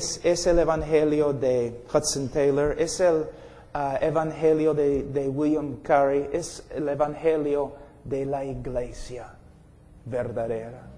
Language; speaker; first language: Spanish; non-native, fluent; English